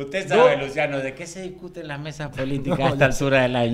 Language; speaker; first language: Spanish; native; Spanish